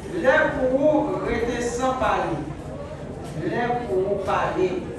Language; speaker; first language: French; non-native, local second language; Haitian Creole